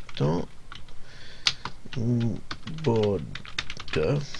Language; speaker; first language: French; non-native, learner; English